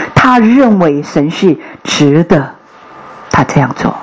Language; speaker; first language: Chinese; non-native, fluent; Korean